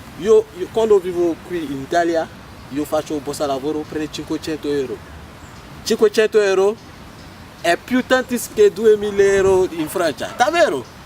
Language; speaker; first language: Italian; non-native, learner; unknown